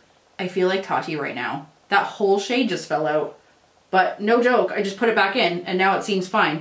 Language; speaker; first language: English; native; English